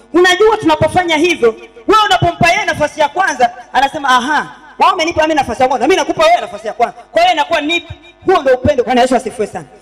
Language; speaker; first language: Swahili; native; Swahili